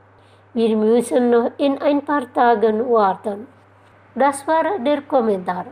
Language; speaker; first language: German; non-native, fluent; Indonesian